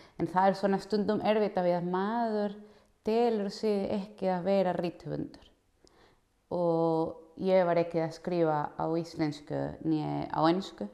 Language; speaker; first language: Icelandic; non-native, fluent; Spanish